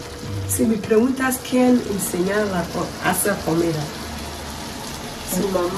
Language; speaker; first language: Spanish; non-native, learner; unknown